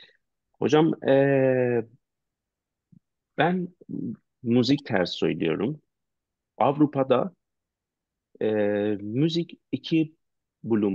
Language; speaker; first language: Turkish; non-native, learner; Persian